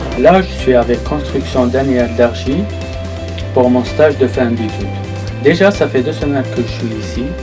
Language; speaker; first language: French; non-native, local second language; Arabic